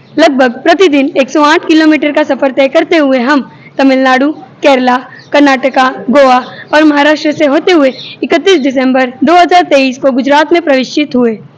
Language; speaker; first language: Hindi; non-native, local second language; Gujarati